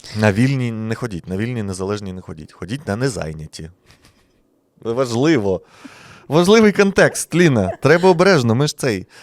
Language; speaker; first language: Ukrainian; native; Ukrainian